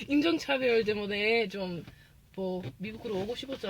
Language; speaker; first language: Korean; non-native, learner; English